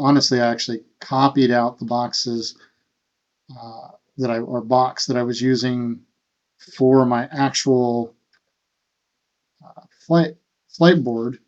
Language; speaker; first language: English; native; English